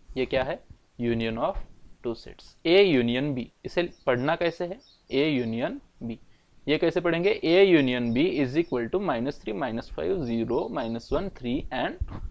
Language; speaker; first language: Hindi; non-native, local second language; Marathi